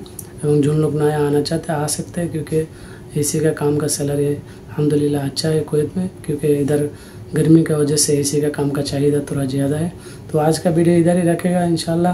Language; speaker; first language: Hindi; non-native, fluent; Bangla